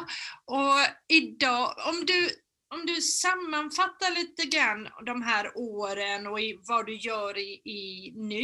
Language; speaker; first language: Swedish; native; Swedish